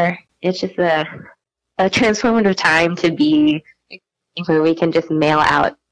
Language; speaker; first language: English; native; English